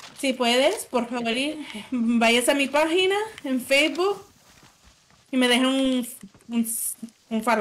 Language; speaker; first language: Spanish; early bilingual, other home language; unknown